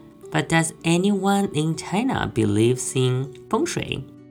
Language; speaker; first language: English; non-native, fluent; Chinese